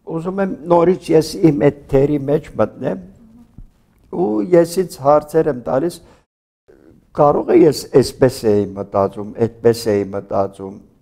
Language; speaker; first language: Armenian; early bilingual, heritage; Armenian